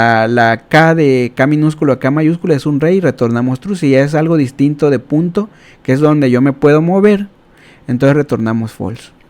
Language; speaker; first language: Spanish; native; Spanish